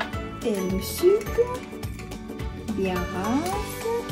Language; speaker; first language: French; non-native, learner; Thai